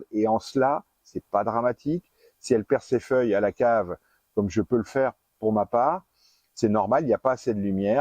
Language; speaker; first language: French; native; French